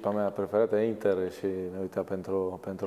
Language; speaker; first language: Romanian; non-native, learner; Italian